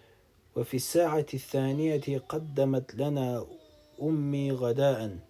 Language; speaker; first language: Arabic; non-native, fluent; Uzbek